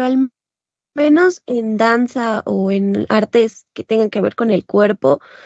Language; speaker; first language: Spanish; native; Spanish